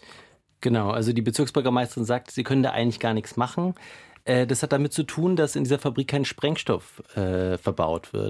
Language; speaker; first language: German; native; German